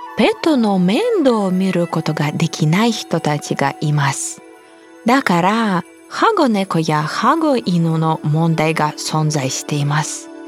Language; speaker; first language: Japanese; non-native, fluent; Russian